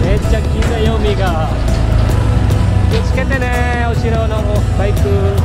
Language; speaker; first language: Japanese; non-native, fluent; Indonesian